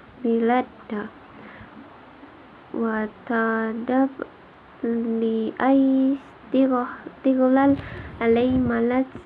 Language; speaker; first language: Arabic; non-native, learner; Indonesian